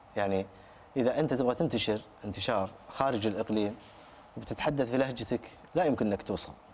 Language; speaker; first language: Arabic; native; Arabic